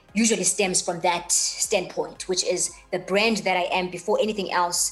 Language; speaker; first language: English; non-native, local second language; Xhosa